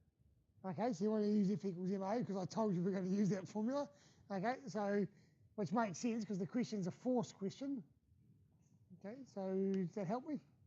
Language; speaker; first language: English; native; English